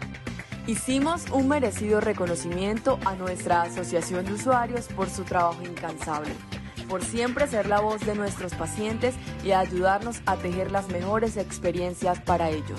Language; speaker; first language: Spanish; native; Spanish